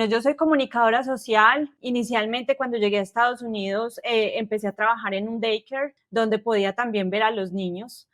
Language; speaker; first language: Spanish; native; Spanish